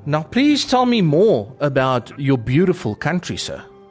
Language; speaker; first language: English; non-native, local second language; Afrikaans